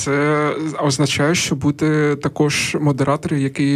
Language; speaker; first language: Ukrainian; non-native, local second language; Russian